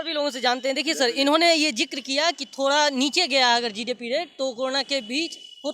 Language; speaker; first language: Hindi; native; Hindi